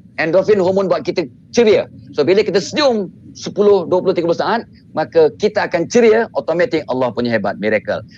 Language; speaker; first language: Malay; native; Malay